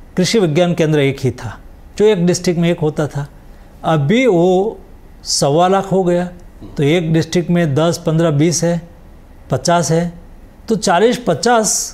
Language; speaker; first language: Hindi; non-native, local second language; Gujarati